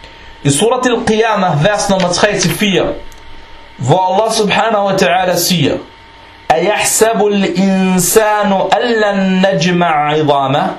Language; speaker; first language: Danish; non-native, fluent; Arabic